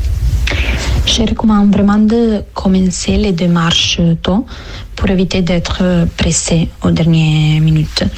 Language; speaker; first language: French; non-native, fluent; Italian